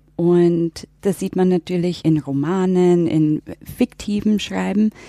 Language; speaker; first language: German; non-native, fluent; English